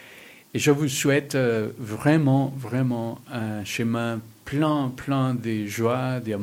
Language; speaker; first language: French; non-native, learner; Spanish